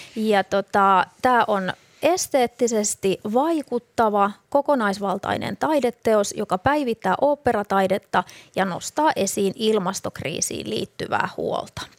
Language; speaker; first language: Finnish; native; Finnish